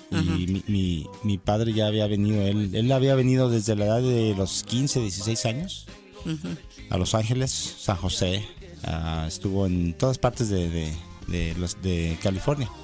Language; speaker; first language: Spanish; native; Spanish